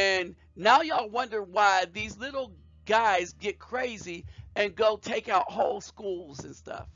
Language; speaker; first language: English; native; English